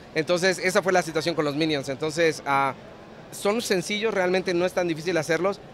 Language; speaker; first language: Spanish; early bilingual, heritage; Spanish